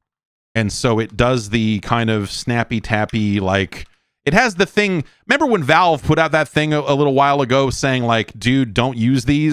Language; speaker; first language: English; native; English